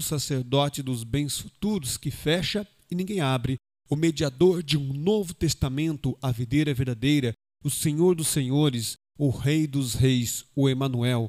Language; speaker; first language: Portuguese; native; Portuguese